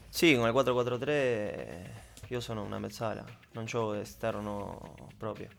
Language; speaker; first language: Italian; non-native, learner; Spanish